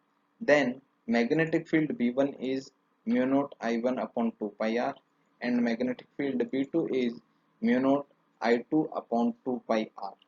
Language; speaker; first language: English; non-native, local second language; Hindi